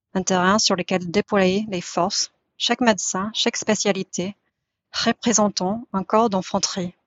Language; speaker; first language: French; non-native, fluent; English